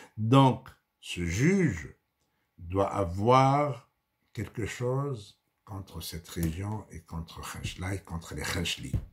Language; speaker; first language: French; non-native, local second language; Arabic